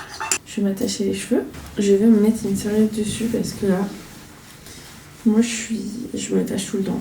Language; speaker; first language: French; native; French